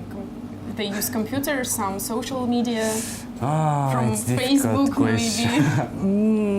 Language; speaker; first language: English; non-native, learner; Russian